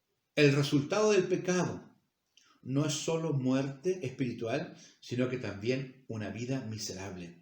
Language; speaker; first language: Spanish; native; Spanish